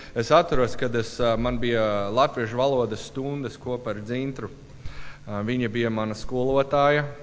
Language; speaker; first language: Latvian; non-native, learner; English